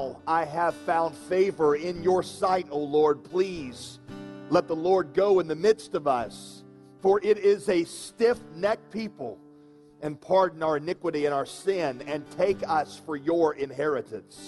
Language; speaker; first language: English; native; English